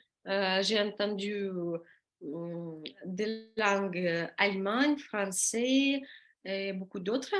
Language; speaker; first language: French; non-native, learner; Russian